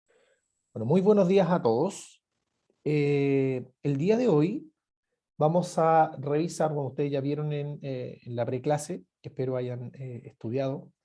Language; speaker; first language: Spanish; native; Spanish